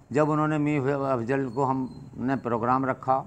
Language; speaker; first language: Hindi; native; Hindi